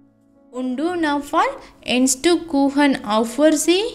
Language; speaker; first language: German; non-native, learner; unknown